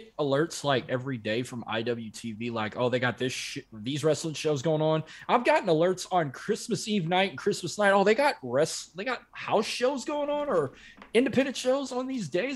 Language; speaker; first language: English; native; English